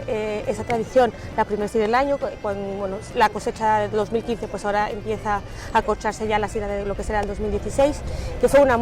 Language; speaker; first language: Spanish; native; Spanish